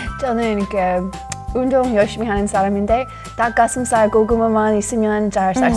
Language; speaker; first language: Korean; non-native, learner; English